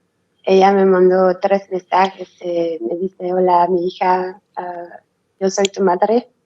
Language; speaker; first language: Spanish; non-native, learner; French